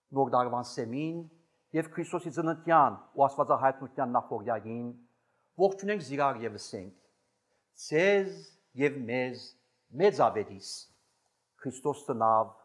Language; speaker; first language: Armenian; native; Armenian